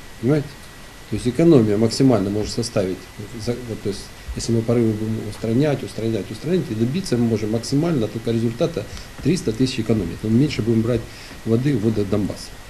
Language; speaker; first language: Russian; native; Russian